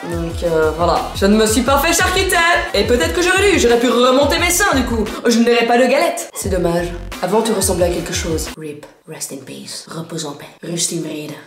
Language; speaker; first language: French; native; French